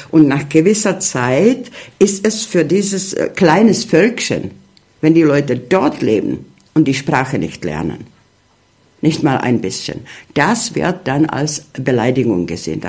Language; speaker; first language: German; early bilingual, heritage; German